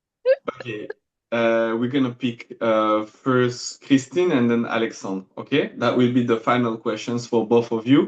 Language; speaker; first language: English; non-native, fluent; French